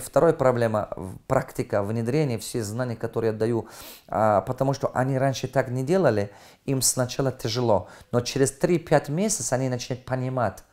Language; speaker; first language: Russian; non-native, fluent; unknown